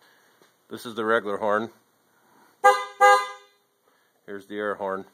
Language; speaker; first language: English; native; English